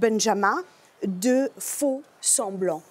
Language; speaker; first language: French; native; French